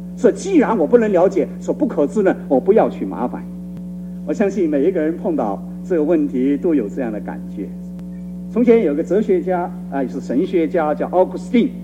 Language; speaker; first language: Chinese; non-native, local second language; Cantonese